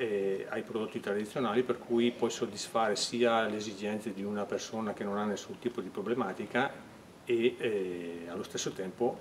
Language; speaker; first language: Italian; native; Italian